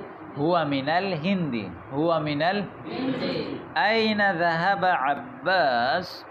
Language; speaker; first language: Arabic; non-native, fluent; Urdu